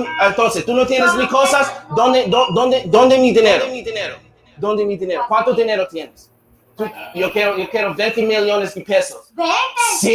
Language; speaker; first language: Spanish; non-native, learner; English